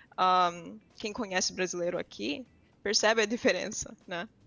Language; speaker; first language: Portuguese; early bilingual, heritage; English